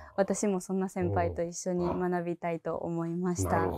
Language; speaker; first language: Japanese; native; Japanese